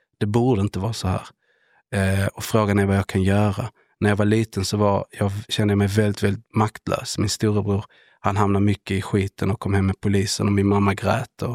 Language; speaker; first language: Swedish; early bilingual, other home language; Spanish